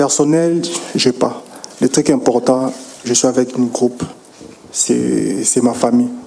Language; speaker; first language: French; non-native, local second language; Lingala